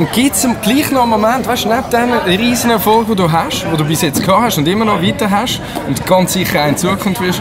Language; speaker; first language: German; native; German